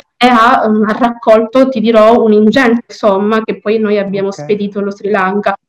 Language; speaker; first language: Italian; native; Italian